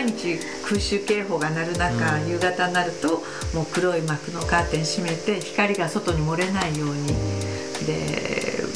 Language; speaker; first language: Japanese; native; Japanese